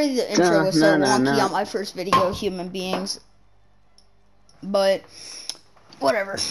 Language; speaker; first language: English; native; English